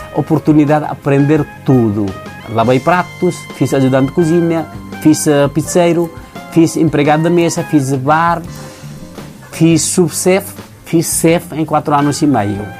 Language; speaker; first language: Portuguese; non-native, learner; Nepali